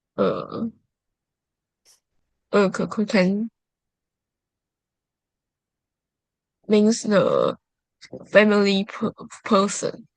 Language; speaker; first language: English; non-native, learner; Chinese